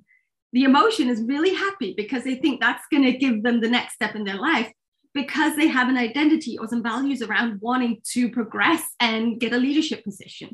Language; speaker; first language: English; non-native, fluent; Danish